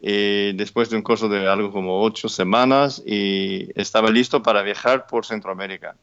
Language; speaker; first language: Spanish; non-native, fluent; English